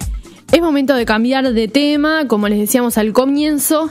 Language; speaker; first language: Spanish; native; Spanish